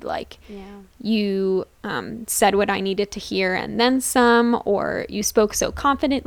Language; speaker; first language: English; native; English